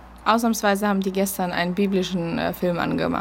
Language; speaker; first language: German; early bilingual, other home language; Russian